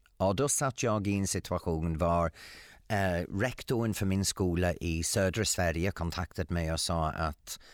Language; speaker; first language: Swedish; non-native, fluent; English